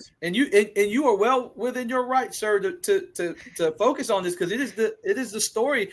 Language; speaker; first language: English; native; English